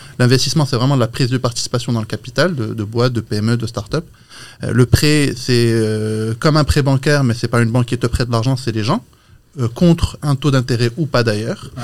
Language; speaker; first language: French; non-native, local second language; Arabic